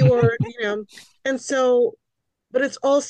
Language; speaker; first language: English; early bilingual, other home language; Hungarian